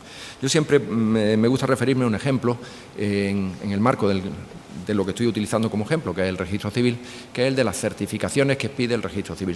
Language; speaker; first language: Spanish; native; Spanish